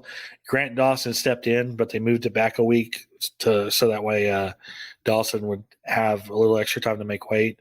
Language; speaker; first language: English; native; English